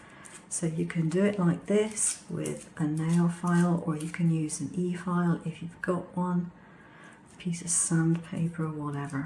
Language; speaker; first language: English; native; English